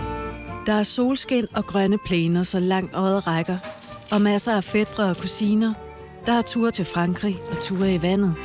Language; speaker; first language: Danish; native; Danish